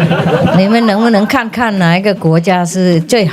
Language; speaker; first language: Chinese; non-native, fluent; Vietnamese